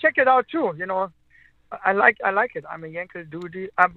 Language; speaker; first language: English; non-native, fluent; German